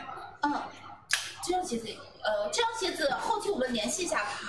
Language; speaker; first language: Chinese; native; Chinese